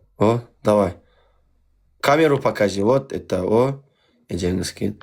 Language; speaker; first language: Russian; non-native, learner; Turkmen